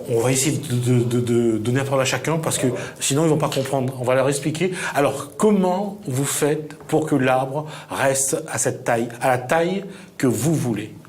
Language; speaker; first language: French; native; French